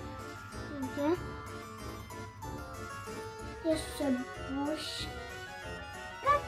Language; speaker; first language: Polish; early bilingual, heritage; Polish